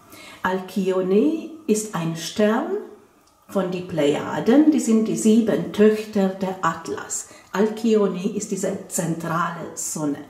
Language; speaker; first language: German; non-native, fluent; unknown